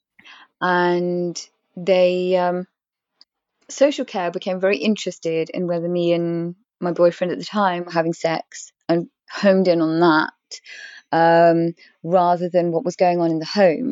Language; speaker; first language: English; native; English